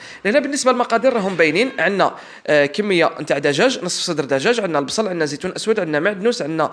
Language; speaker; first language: Arabic; native; Arabic